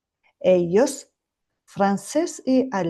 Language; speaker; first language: Spanish; non-native, fluent; Mongolian